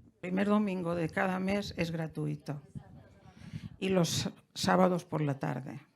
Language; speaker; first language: Spanish; non-native, local second language; Catalan